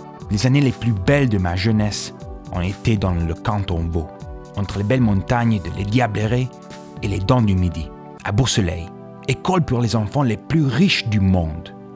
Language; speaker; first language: French; non-native, fluent; English